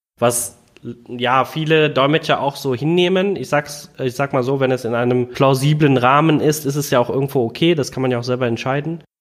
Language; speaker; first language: German; early bilingual, other home language; Tamil